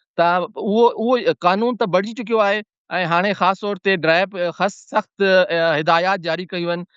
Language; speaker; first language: Sindhi; non-native, local second language; Urdu